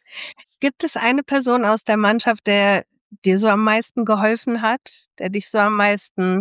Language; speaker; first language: German; native; German